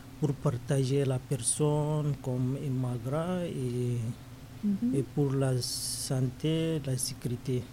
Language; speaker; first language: French; non-native, learner; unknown